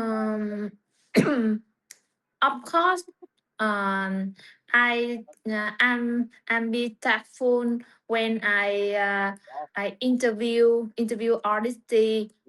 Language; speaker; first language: English; non-native, learner; Vietnamese